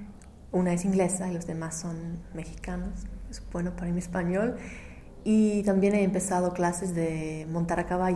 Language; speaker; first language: Spanish; non-native, fluent; English